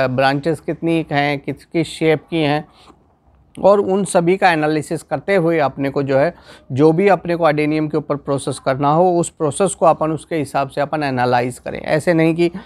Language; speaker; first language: Hindi; non-native, local second language; Gujarati